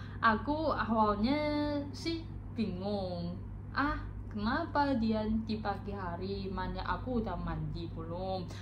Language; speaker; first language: Indonesian; non-native, learner; Chinese